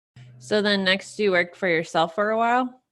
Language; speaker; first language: English; native; English